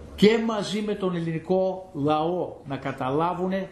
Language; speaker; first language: Greek; early bilingual, heritage; Greek